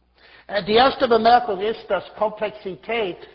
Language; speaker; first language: German; non-native, fluent; English